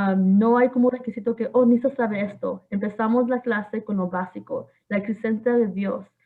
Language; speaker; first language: Spanish; early bilingual, heritage; Spanish